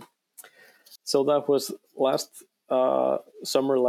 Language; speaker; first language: English; non-native, fluent; Icelandic